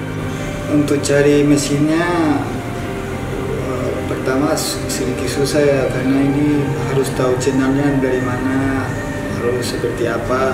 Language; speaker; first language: Indonesian; non-native, fluent; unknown